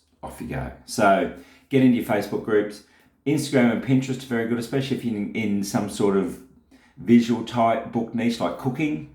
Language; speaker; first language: English; native; English